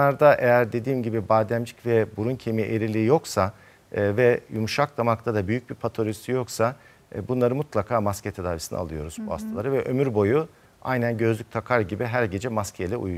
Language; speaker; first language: Turkish; native; Turkish